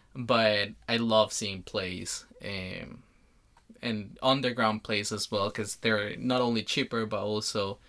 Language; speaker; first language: English; non-native, fluent; Spanish